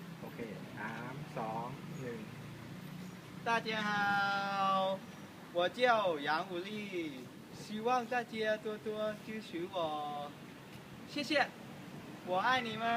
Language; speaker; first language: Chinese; non-native, learner; Thai